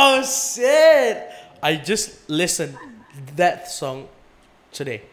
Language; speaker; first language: English; non-native, learner; Indonesian